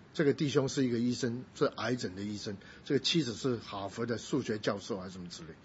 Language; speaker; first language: Chinese; non-native, local second language; Cantonese